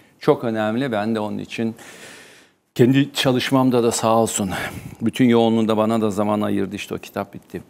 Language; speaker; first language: Turkish; native; Turkish